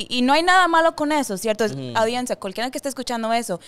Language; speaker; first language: Spanish; early bilingual, heritage; Spanish